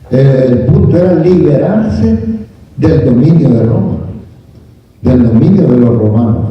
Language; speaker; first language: Spanish; native; Spanish